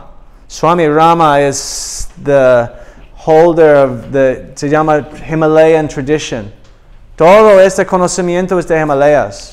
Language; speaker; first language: Spanish; non-native, learner; English